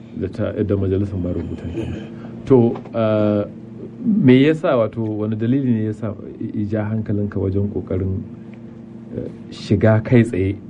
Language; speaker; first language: Hausa; native; Hausa